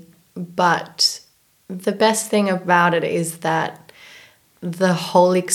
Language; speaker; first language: English; native; English